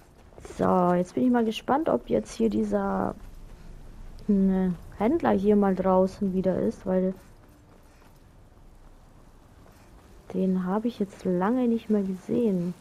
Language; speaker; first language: German; native; German